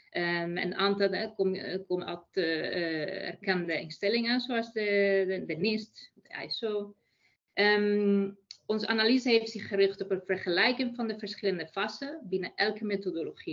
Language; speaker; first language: Dutch; non-native, fluent; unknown